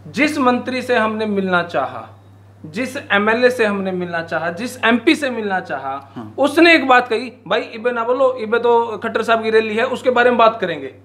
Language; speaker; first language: Hindi; native; Hindi